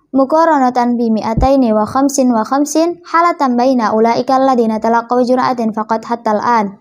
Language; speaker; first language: Arabic; non-native, learner; Indonesian